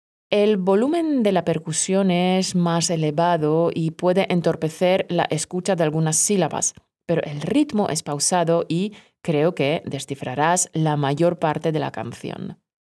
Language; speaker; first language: Spanish; non-native, fluent; Polish